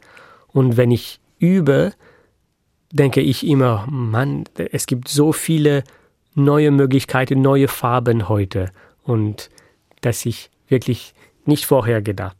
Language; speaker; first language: German; non-native, fluent; French